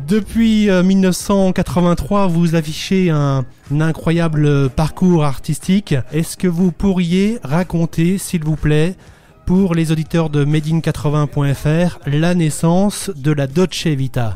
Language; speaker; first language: French; native; French